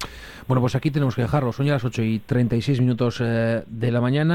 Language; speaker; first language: Spanish; native; Spanish